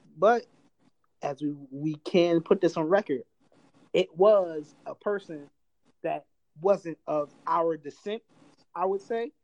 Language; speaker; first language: English; native; English